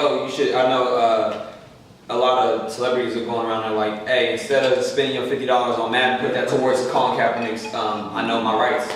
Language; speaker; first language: English; native; English